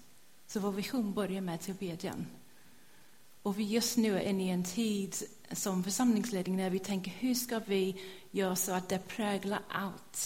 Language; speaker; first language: Swedish; non-native, fluent; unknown